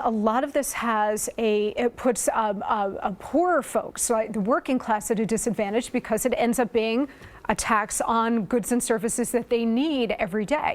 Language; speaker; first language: English; native; English